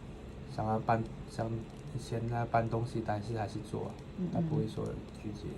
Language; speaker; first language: Chinese; non-native, fluent; Indonesian